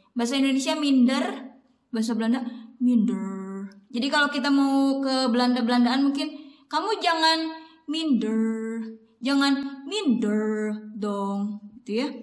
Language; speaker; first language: Indonesian; native; Indonesian